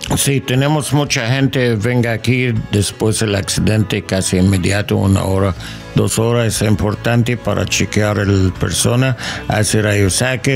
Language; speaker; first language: Spanish; non-native, learner; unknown